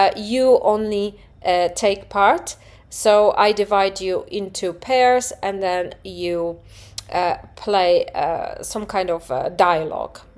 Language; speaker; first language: English; non-native, fluent; Polish